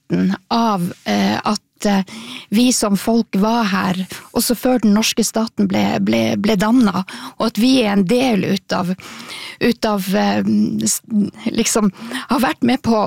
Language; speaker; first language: Norwegian; non-native, local second language; Northern Sami